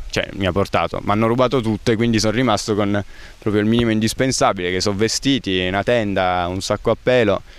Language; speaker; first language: Italian; native; Italian